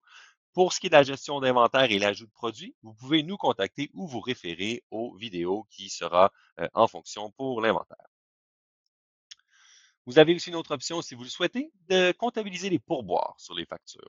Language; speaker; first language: French; native; French